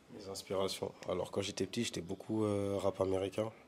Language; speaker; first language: French; native; French